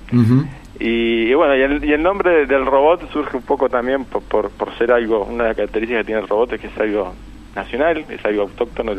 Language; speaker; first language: Spanish; native; Spanish